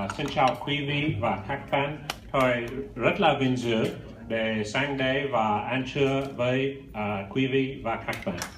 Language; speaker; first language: Vietnamese; non-native, fluent; English